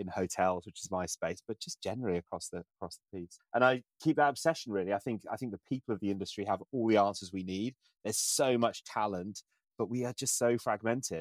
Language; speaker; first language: English; native; English